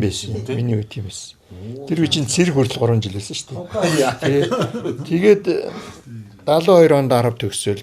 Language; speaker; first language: Mongolian; native; Mongolian